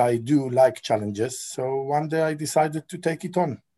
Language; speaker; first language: English; non-native, fluent; Hebrew